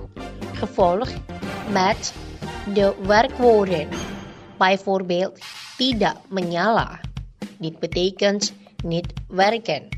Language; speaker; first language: Dutch; non-native, learner; Indonesian